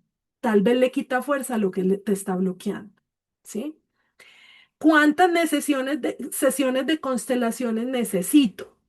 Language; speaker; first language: Spanish; native; Spanish